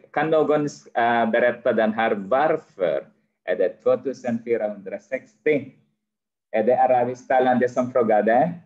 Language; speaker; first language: Swedish; non-native, fluent; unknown